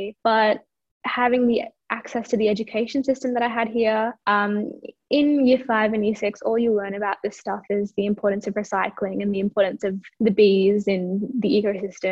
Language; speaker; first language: English; early bilingual, other home language; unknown